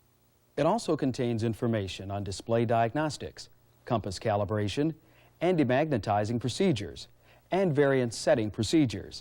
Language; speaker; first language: English; native; English